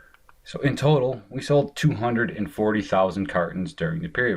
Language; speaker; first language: English; native; English